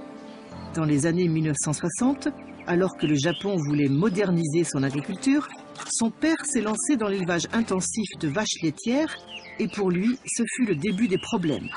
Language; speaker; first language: French; native; French